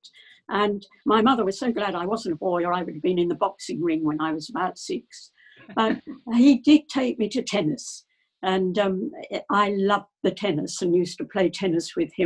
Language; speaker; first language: English; native; English